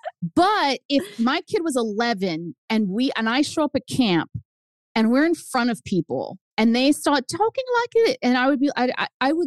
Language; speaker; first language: English; early bilingual, other home language; Spanish